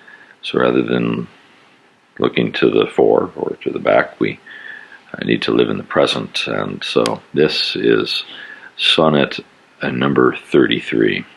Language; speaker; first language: English; native; English